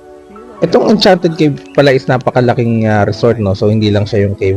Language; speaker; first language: Filipino; native; Filipino